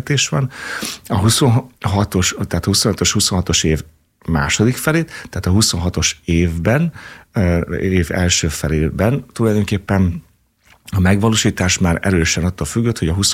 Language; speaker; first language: Hungarian; native; Hungarian